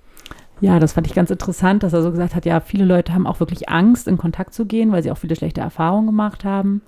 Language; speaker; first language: German; native; German